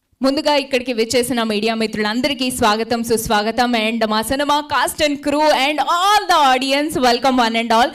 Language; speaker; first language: Telugu; native; Telugu